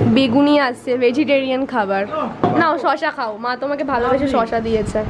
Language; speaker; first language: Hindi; non-native, local second language; Bangla